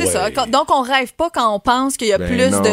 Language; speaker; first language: French; native; French